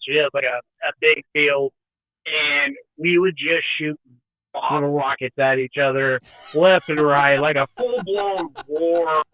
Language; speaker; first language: English; native; English